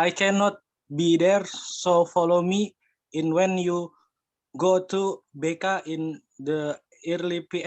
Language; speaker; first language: English; non-native, learner; Indonesian